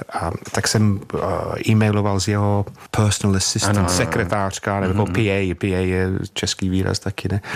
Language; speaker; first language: Czech; non-native, fluent; English